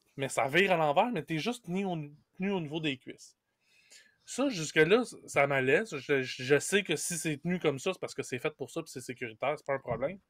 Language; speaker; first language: French; native; French